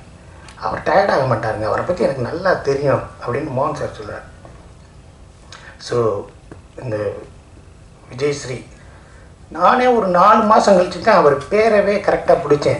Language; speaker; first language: Tamil; native; Tamil